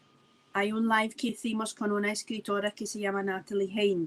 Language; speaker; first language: Spanish; non-native, fluent; English